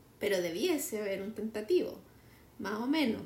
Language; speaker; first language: Spanish; native; Spanish